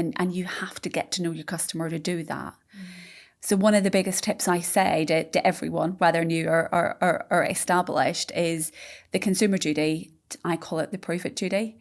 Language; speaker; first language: English; native; English